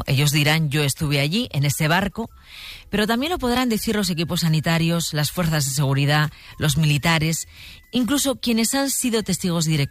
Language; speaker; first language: Spanish; native; Spanish